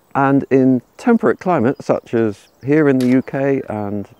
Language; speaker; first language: English; native; English